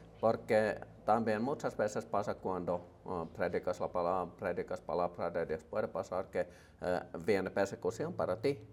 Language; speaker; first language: Spanish; non-native, learner; Finnish